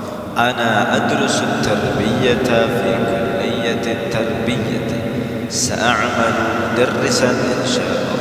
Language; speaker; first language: Arabic; non-native, fluent; Indonesian